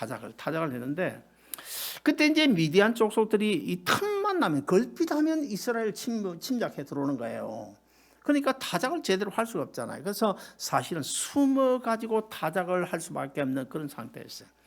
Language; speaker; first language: Korean; native; Korean